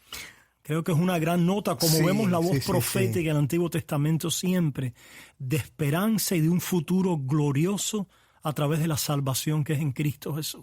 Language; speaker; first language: Spanish; native; Spanish